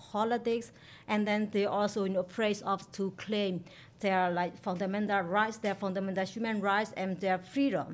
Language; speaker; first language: English; non-native, learner; Burmese